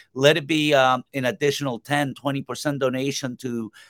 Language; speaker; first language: English; non-native, fluent; Spanish